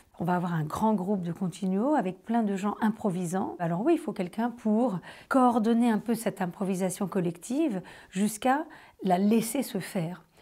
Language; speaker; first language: French; native; French